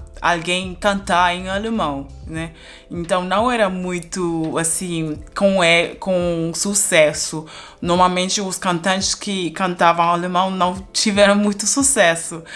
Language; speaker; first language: Portuguese; non-native, fluent; German